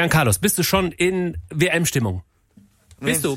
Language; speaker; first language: German; native; German